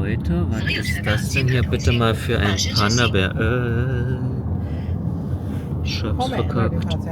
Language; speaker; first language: German; early bilingual, other home language; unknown